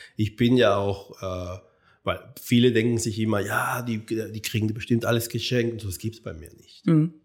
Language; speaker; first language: German; non-native, fluent; Spanish